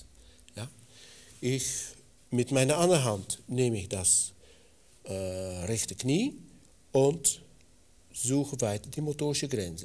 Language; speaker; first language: German; non-native, fluent; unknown